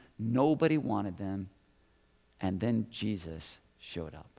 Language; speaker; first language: English; native; English